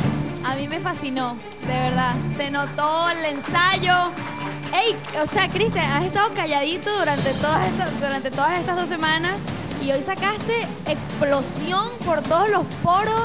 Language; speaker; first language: Spanish; native; Spanish